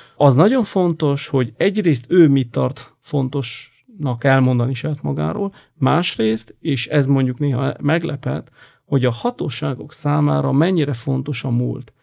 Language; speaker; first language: Hungarian; non-native, fluent; Italian